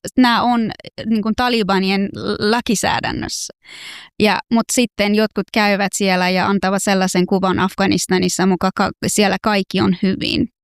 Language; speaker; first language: Finnish; non-native, fluent; Persian